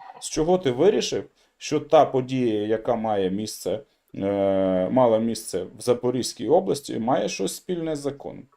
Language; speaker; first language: Ukrainian; non-native, local second language; Russian